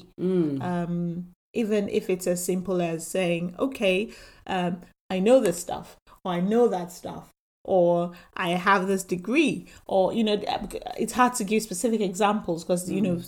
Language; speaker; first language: English; non-native, local second language; Yoruba